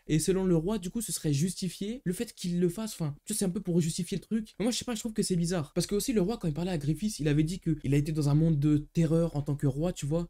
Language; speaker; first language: French; native; French